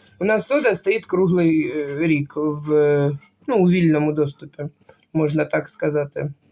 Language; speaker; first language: Ukrainian; non-native, local second language; Russian